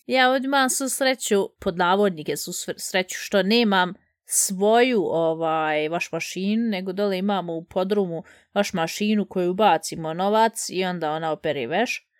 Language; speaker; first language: Bosnian; early bilingual, heritage; Bosnian